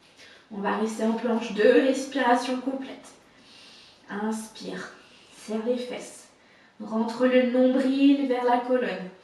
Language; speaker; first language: French; native; French